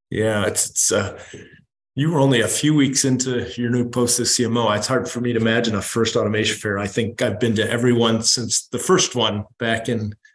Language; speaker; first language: English; native; English